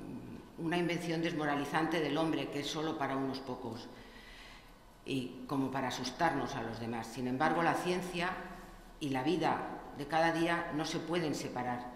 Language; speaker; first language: Spanish; native; Spanish